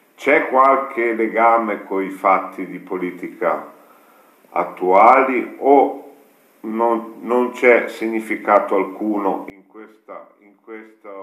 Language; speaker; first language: Italian; native; Italian